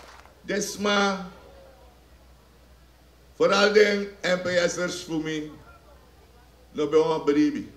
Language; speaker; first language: Dutch; non-native, local second language; Sranan Tongo